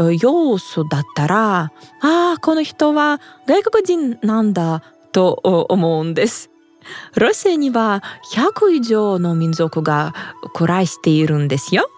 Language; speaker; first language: Japanese; non-native, fluent; Russian